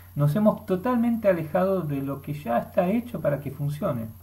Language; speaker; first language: Spanish; early bilingual, heritage; Spanish